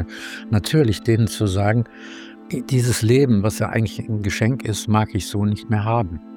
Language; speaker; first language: German; native; German